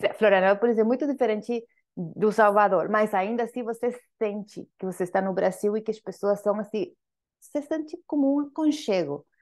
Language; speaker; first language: Portuguese; non-native, fluent; Spanish